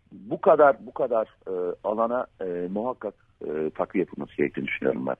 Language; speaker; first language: Turkish; native; Turkish